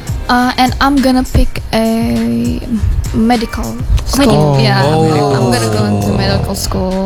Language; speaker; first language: English; non-native, fluent; Indonesian